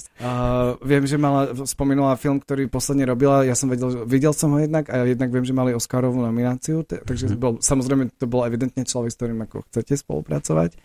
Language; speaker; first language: Slovak; native; Slovak